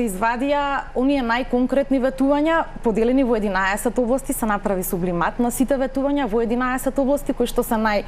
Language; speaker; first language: Macedonian; native; Macedonian